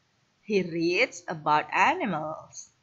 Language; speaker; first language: English; non-native, fluent; Indonesian